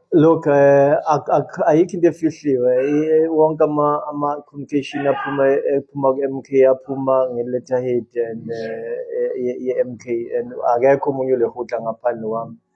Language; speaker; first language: Zulu; non-native, local second language; Southern Sotho